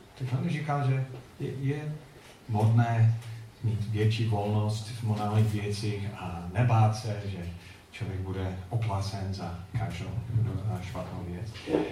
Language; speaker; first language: Czech; non-native, fluent; English